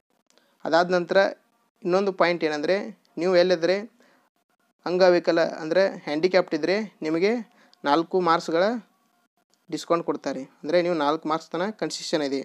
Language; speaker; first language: Kannada; native; Kannada